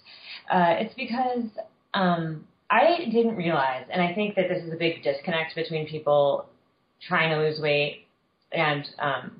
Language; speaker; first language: English; native; English